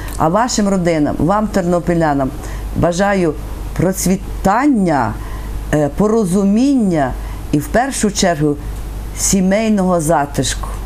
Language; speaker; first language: Ukrainian; native; Ukrainian